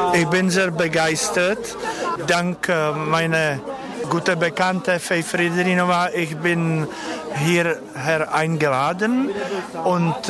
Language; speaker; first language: German; non-native, fluent; Czech